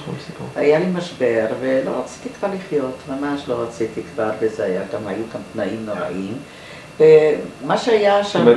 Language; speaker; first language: Hebrew; non-native, fluent; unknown